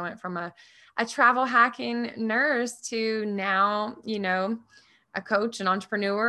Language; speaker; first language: English; native; English